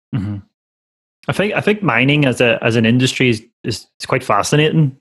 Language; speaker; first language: English; native; English